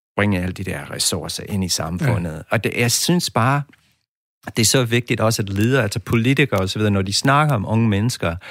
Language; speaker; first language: Danish; non-native, fluent; English